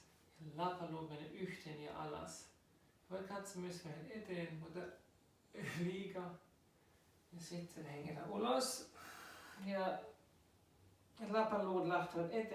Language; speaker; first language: Finnish; non-native, learner; German